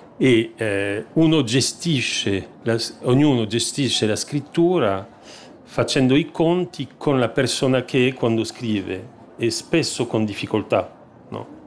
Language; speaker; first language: Italian; non-native, fluent; French